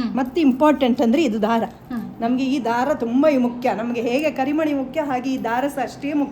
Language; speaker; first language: Kannada; non-native, local second language; Konkani